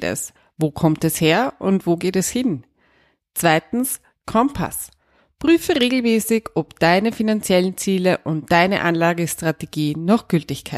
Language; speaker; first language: German; native; German